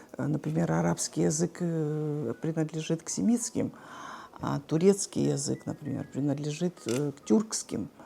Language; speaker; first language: Russian; non-native, local second language; Abkhazian